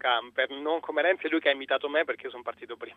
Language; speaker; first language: Italian; native; Italian